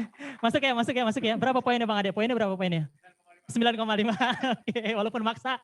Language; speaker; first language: Indonesian; native; Indonesian